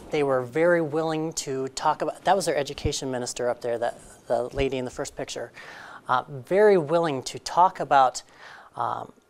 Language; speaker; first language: English; native; English